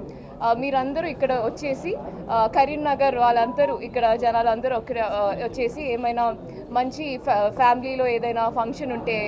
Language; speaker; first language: Telugu; non-native, fluent; Malayalam